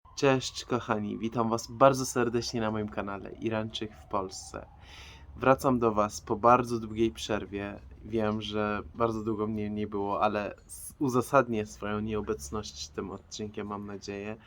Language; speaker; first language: Polish; non-native, fluent; Persian